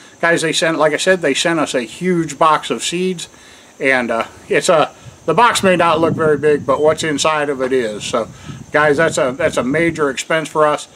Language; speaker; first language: English; native; English